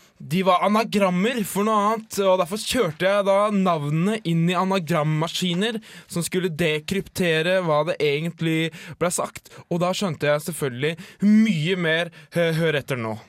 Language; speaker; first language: Norwegian; native; Norwegian